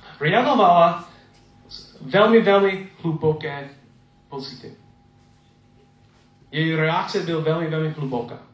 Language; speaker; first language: Czech; non-native, learner; English